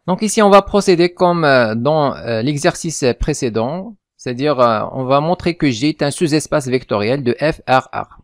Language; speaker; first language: French; non-native, local second language; Arabic